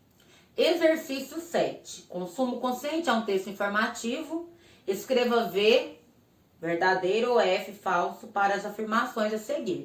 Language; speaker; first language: Portuguese; native; Portuguese